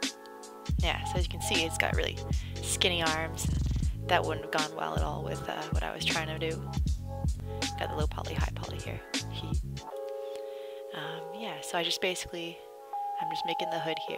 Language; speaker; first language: English; native; English